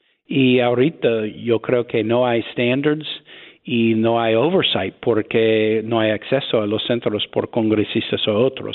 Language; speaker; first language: Spanish; non-native, fluent; English